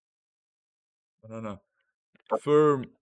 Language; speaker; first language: French; non-native, learner; Russian